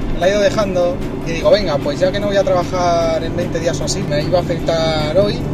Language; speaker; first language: Spanish; native; Spanish